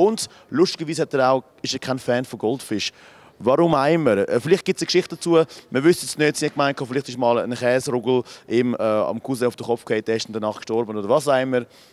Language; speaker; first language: German; native; German